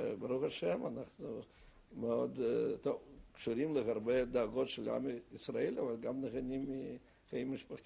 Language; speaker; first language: Hebrew; non-native, fluent; Russian